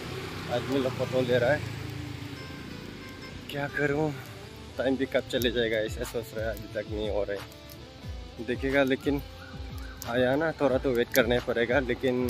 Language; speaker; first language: Hindi; non-native, local second language; Bodo